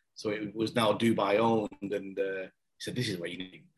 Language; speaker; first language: English; native; English